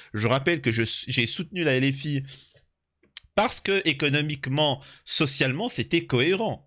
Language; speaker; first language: French; early bilingual, other home language; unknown